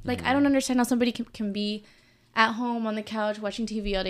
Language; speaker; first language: English; early bilingual, other home language; Spanish